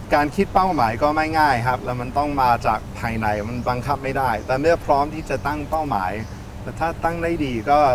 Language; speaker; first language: Thai; non-native, fluent; English